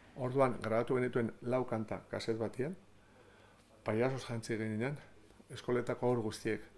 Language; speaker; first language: Basque; non-native, local second language; Spanish